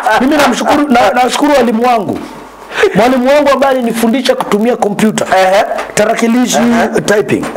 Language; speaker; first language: Swahili; non-native, local second language; Luyia